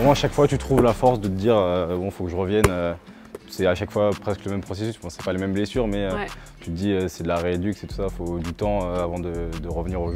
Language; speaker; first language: French; native; French